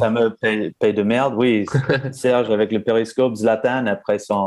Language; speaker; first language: French; non-native, fluent; English